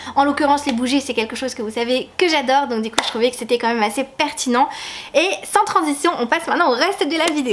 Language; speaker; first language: French; native; French